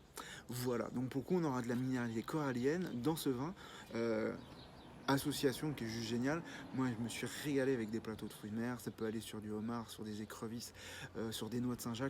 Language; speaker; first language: French; native; French